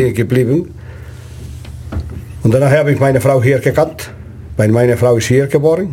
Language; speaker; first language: German; non-native, learner; Spanish